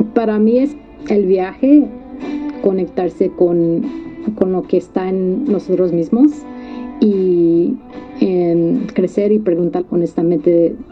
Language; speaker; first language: Spanish; early bilingual, heritage; Spanish